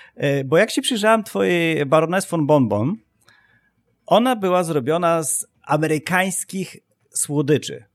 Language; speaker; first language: Polish; native; Polish